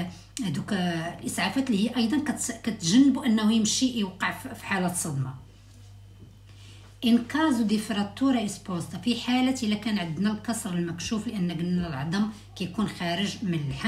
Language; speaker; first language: Arabic; native; Arabic